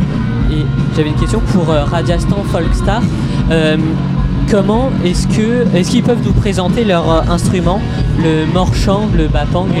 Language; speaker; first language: French; native; French